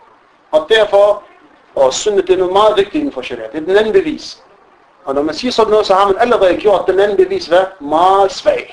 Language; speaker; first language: Danish; non-native, fluent; Arabic